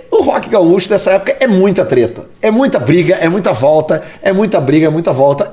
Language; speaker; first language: Portuguese; native; Portuguese